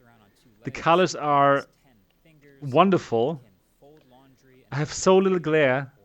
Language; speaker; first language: English; non-native, fluent; German